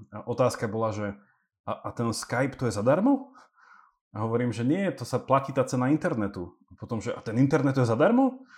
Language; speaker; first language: Slovak; early bilingual, heritage; English